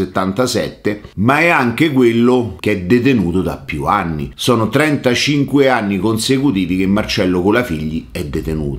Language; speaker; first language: Italian; native; Italian